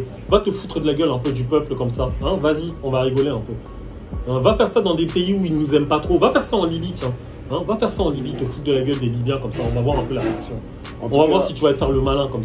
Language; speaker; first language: French; native; French